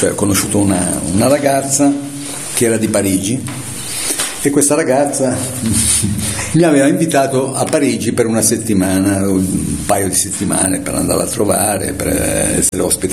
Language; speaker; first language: Italian; native; Italian